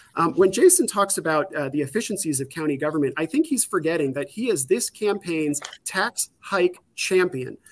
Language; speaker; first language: English; native; English